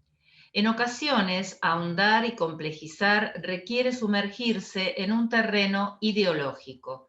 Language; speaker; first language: Spanish; native; Spanish